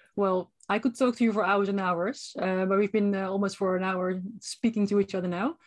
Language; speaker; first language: English; non-native, fluent; Dutch